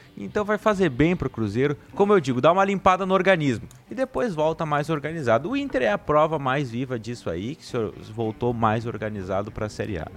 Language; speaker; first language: Portuguese; native; Portuguese